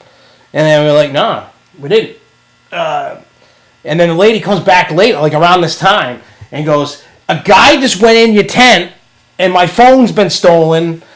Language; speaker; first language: English; native; English